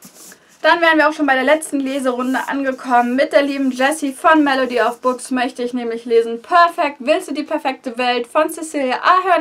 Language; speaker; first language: German; native; German